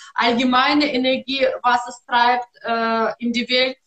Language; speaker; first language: German; non-native, learner; Russian